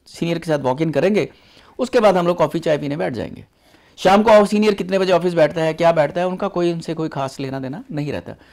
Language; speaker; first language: Hindi; non-native, local second language; Punjabi